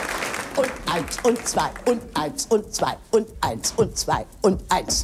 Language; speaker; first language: German; native; German